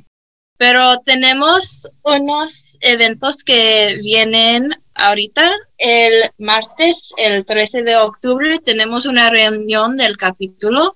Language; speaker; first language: Spanish; early bilingual, heritage; Spanish